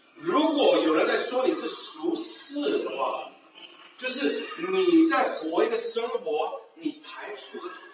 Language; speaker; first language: Chinese; early bilingual, heritage; Chinese